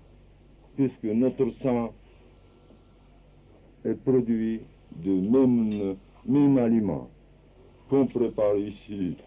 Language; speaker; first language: French; non-native, fluent; Japanese